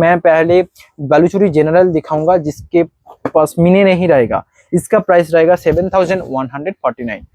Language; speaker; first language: Hindi; non-native, local second language; Bangla